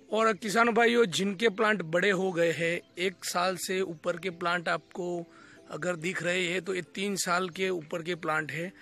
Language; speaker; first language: Hindi; non-native, local second language; Gujarati